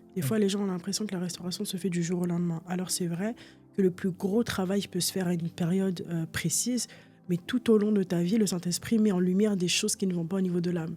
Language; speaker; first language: French; early bilingual, other home language; Portuguese